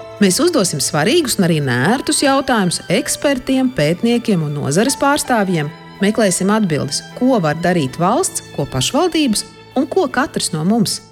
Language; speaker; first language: Latvian; native; Latvian